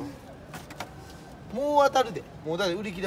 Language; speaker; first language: Japanese; native; Japanese